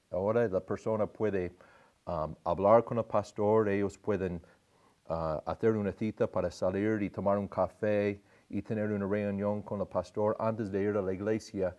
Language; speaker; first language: Spanish; non-native, fluent; English